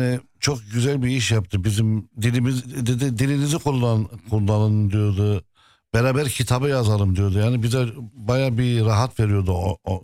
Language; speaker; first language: Turkish; early bilingual, heritage; Turkish